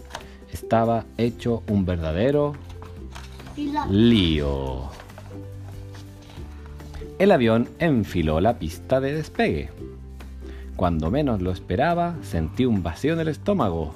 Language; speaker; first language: Spanish; native; Spanish